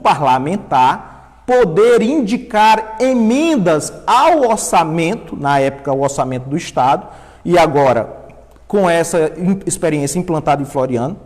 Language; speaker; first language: Portuguese; native; Portuguese